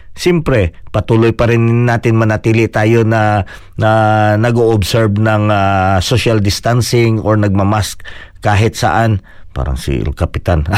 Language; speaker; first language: Filipino; non-native, local second language; Cebuano